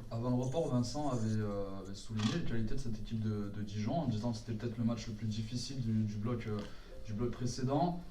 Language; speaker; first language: French; native; French